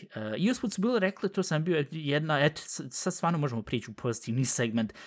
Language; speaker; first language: Bosnian; early bilingual, heritage; Bosnian